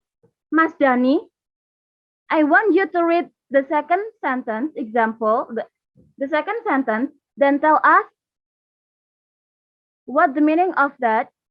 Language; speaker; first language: English; non-native, learner; Indonesian